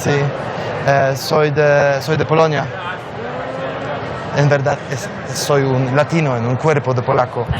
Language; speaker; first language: Spanish; non-native, learner; Polish